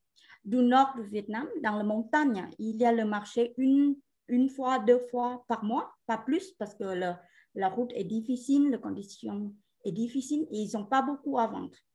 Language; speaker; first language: French; non-native, fluent; Vietnamese